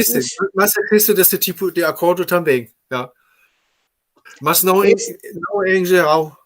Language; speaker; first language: Portuguese; non-native, fluent; German